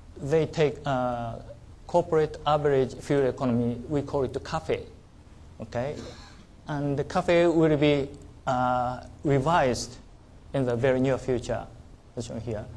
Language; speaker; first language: English; non-native, learner; Japanese